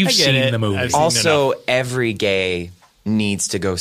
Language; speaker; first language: English; native; English